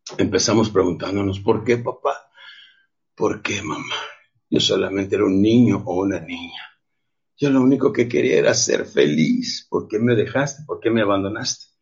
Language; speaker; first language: Spanish; native; Spanish